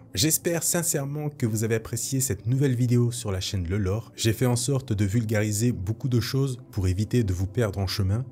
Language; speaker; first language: French; native; French